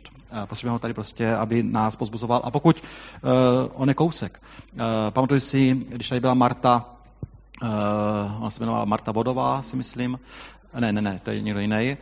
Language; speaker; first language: Czech; native; Czech